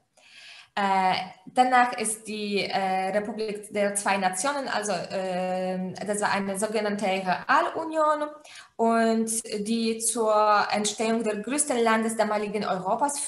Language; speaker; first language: German; non-native, fluent; Polish